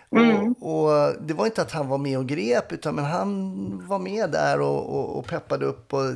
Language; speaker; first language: Swedish; native; Swedish